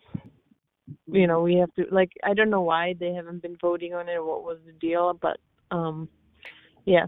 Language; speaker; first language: English; non-native, fluent; Czech